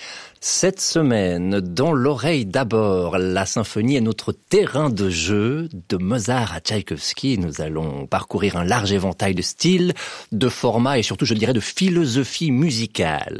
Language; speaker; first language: French; native; French